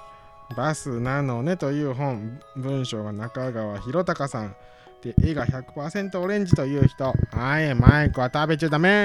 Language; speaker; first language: Japanese; native; Japanese